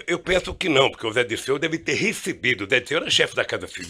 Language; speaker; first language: Portuguese; native; Portuguese